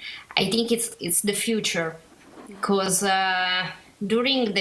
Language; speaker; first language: English; non-native, learner; Italian